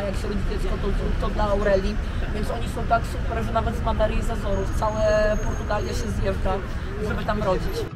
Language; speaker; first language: Polish; native; Polish